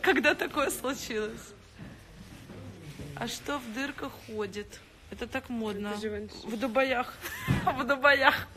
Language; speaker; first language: Russian; native; Russian